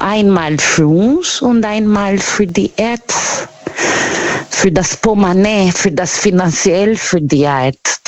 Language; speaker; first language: German; non-native, learner; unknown